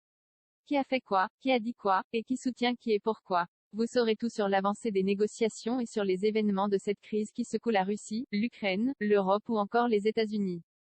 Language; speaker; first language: French; native; French